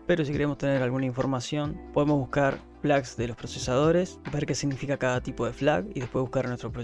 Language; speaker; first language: Spanish; native; Spanish